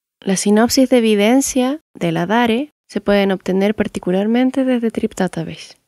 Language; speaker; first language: Spanish; native; Spanish